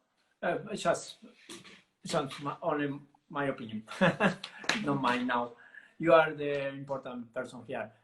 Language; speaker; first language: English; non-native, learner; Italian